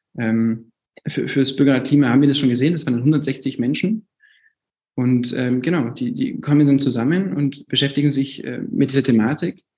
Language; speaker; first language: German; native; German